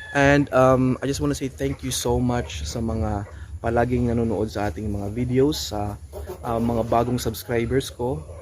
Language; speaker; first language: Filipino; non-native, local second language; Cebuano